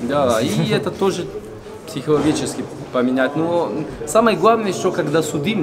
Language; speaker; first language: Russian; non-native, learner; Bulgarian